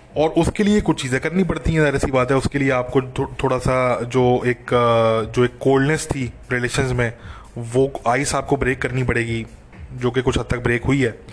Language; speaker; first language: Hindi; native; Hindi